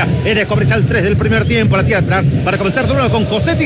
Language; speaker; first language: Spanish; native; Spanish